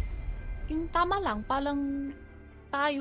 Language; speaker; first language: Filipino; non-native, learner; Chinese